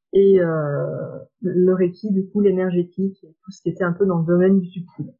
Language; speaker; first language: French; native; French